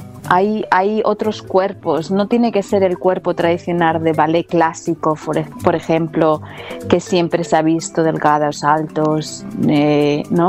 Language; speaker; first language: Spanish; native; Spanish